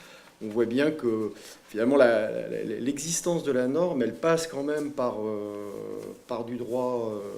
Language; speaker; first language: French; native; French